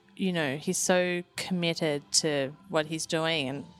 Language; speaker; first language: English; native; English